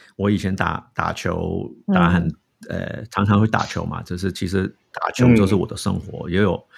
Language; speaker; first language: Chinese; non-native, fluent; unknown